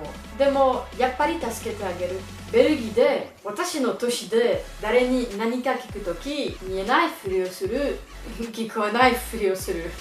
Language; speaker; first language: Japanese; non-native, learner; French